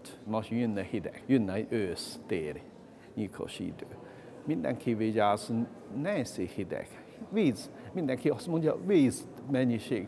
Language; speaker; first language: Hungarian; non-native, learner; Chinese